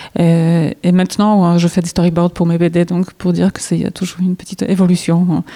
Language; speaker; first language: French; non-native, fluent; Polish